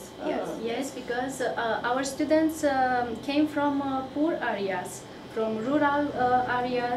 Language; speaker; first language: English; non-native, fluent; Romanian